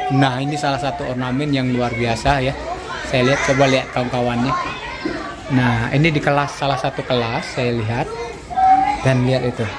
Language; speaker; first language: Indonesian; native; Indonesian